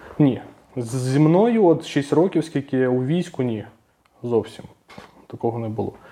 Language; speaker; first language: Ukrainian; non-native, local second language; Russian